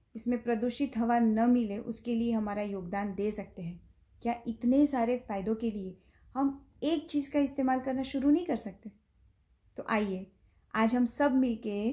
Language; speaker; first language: Hindi; non-native, local second language; Gujarati